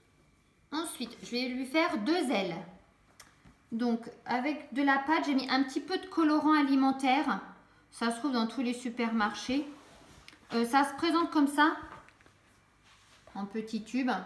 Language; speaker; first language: French; native; French